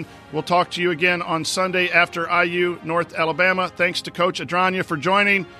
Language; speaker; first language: English; native; English